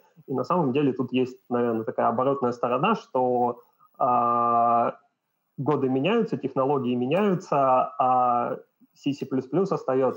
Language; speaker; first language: Russian; native; Russian